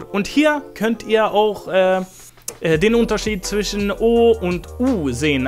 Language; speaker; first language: German; non-native, fluent; Swedish